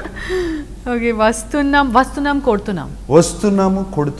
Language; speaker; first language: Telugu; non-native, learner; Hindi